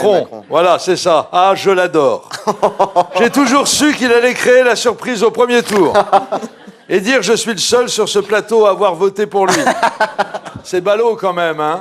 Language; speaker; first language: French; native; French